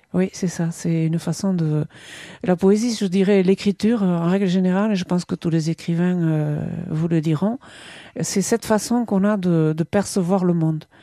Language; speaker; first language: French; non-native, local second language; Basque